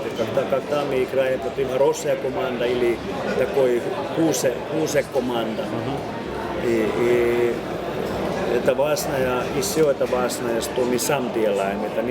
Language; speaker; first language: Russian; non-native, learner; Finnish